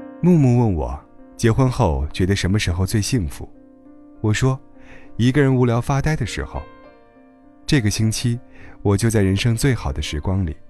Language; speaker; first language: Chinese; native; Chinese